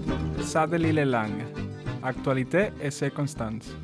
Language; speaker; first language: French; non-native, learner; Spanish